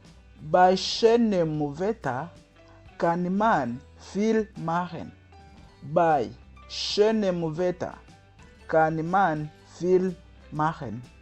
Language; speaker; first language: German; non-native, learner; Kinyarwanda